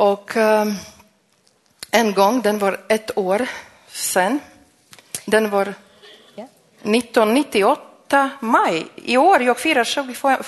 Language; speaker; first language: Swedish; non-native, fluent; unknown